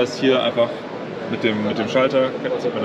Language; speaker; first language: German; native; German